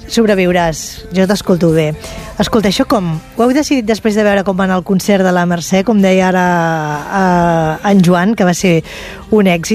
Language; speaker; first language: Catalan; native; Catalan